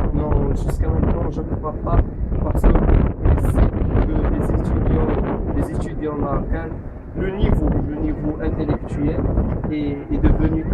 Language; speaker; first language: French; non-native, local second language; Arabic